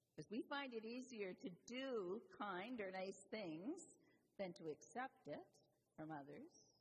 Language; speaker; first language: English; native; English